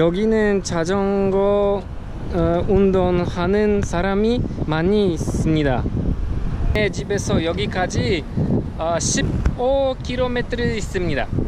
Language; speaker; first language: Korean; non-native, learner; Polish